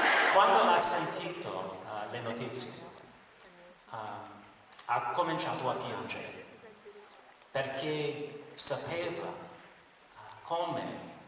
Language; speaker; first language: Italian; non-native, learner; English